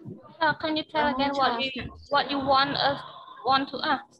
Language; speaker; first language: English; non-native, learner; Khmer